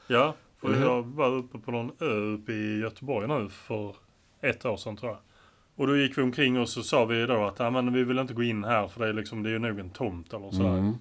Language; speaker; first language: Swedish; native; Swedish